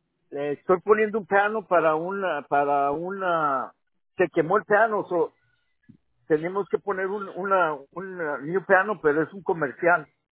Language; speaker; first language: Spanish; native; Spanish